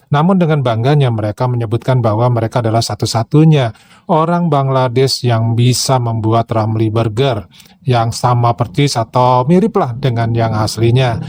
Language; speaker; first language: Indonesian; native; Indonesian